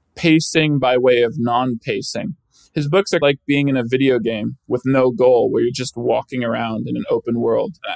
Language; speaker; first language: English; native; English